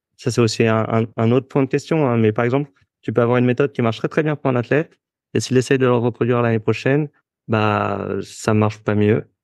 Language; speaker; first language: French; native; French